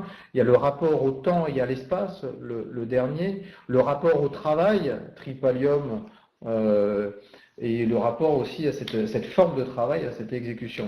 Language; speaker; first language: French; native; French